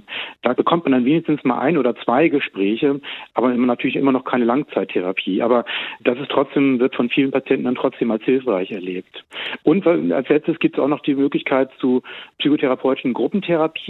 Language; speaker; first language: German; native; German